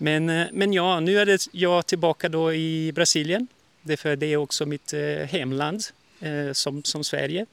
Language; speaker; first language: Swedish; early bilingual, heritage; Portuguese